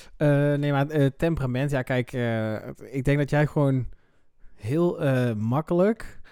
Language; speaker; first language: Dutch; native; Dutch